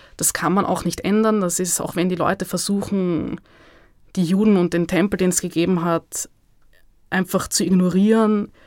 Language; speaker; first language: German; native; German